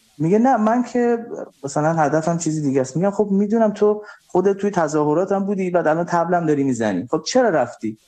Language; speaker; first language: Persian; native; Persian